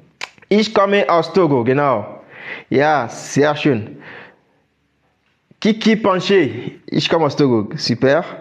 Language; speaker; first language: German; non-native, fluent; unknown